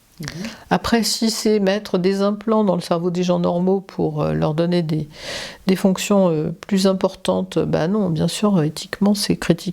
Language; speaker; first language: French; native; French